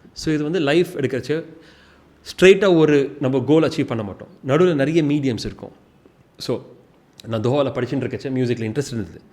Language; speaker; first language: Tamil; early bilingual, heritage; Tamil